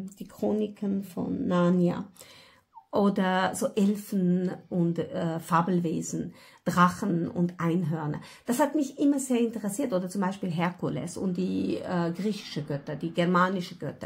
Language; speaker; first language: German; non-native, fluent; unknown